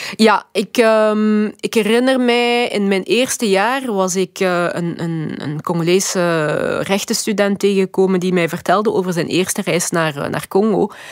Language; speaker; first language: Dutch; early bilingual, other home language; Lingala